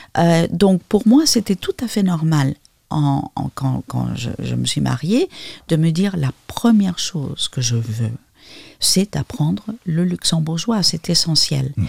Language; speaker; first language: French; non-native, fluent; Spanish